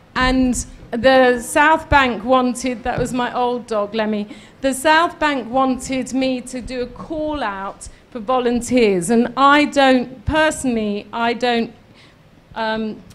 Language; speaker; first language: English; native; English